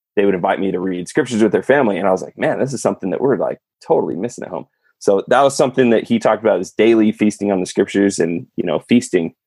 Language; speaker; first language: English; native; English